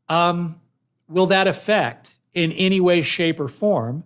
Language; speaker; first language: English; native; English